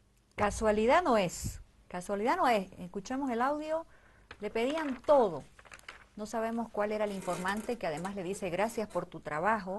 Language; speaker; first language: Spanish; native; Spanish